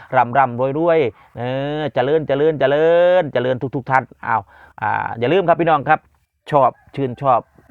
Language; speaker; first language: Thai; native; Thai